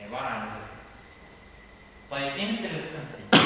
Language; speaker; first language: Arabic; native; Arabic